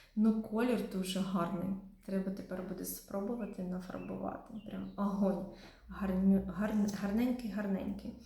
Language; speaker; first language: Ukrainian; non-native, local second language; Russian